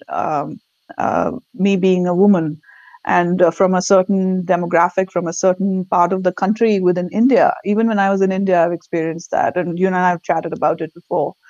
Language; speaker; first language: English; non-native, local second language; Tamil